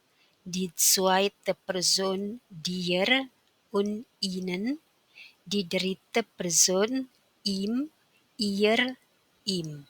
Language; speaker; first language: German; non-native, fluent; Indonesian